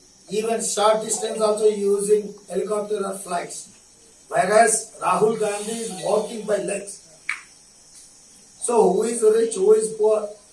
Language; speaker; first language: English; non-native, local second language; Telugu